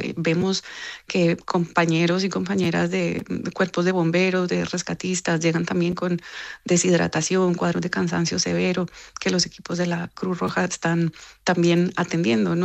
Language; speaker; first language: Spanish; native; Spanish